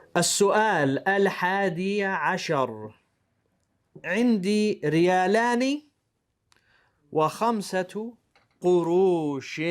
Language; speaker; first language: Arabic; non-native, fluent; English